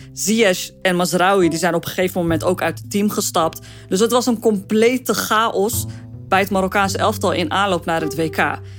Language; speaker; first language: Dutch; early bilingual, other home language; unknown